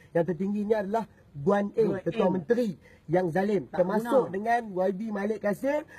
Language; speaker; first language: Malay; native; Malay